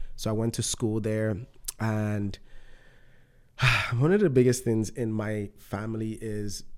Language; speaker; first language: English; non-native, local second language; Yoruba